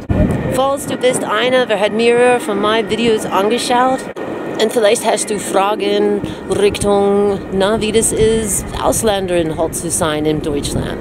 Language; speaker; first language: German; non-native, fluent; English